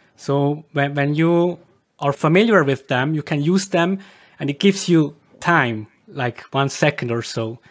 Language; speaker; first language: English; non-native, fluent; German